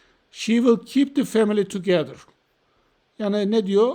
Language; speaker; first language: English; non-native, fluent; Turkish